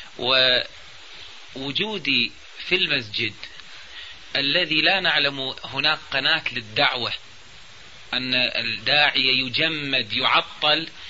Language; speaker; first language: Arabic; native; Arabic